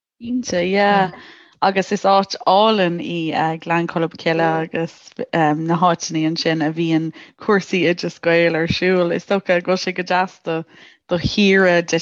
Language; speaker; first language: Irish; native; Irish